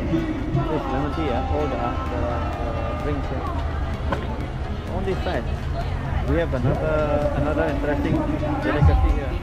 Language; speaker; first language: English; non-native, local second language; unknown